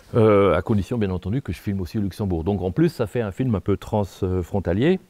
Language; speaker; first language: French; native; French